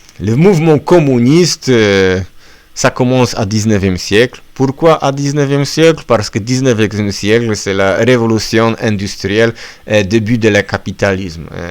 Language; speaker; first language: French; non-native, learner; Polish